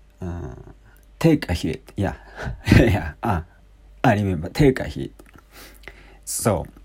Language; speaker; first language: English; non-native, learner; Japanese